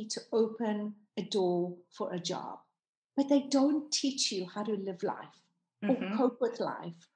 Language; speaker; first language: English; native; English